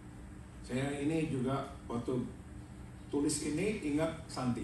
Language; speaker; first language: Indonesian; native; Indonesian